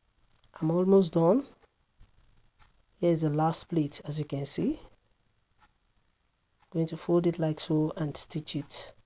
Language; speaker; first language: English; non-native, local second language; Yoruba